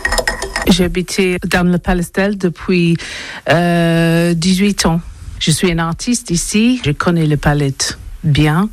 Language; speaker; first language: French; non-native, learner; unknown